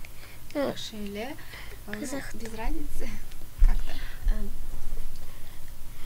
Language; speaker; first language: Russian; non-native, local second language; Kyrgyz